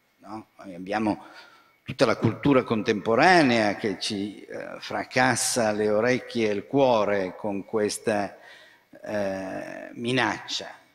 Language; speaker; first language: Italian; native; Italian